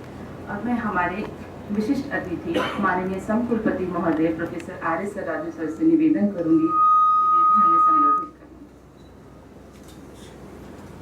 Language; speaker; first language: Hindi; native; Hindi